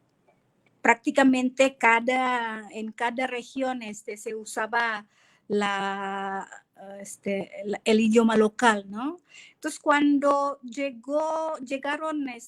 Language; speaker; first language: Spanish; non-native, fluent; Indonesian